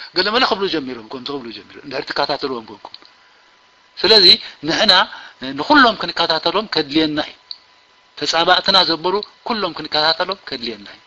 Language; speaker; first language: Tigrinya; native; Tigrinya